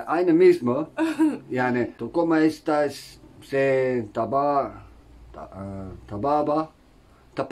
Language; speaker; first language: Spanish; non-native, learner; Turkish